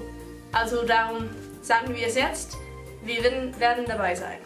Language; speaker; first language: German; non-native, fluent; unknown